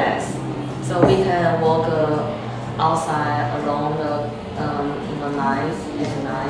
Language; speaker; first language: English; non-native, learner; Chinese